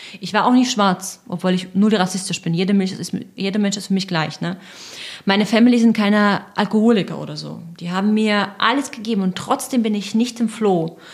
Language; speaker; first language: German; non-native, fluent; Russian